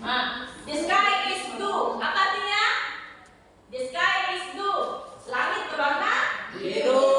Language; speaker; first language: English; non-native, learner; Indonesian